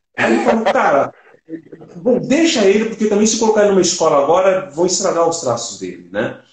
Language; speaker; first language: Portuguese; early bilingual, other home language; Swahili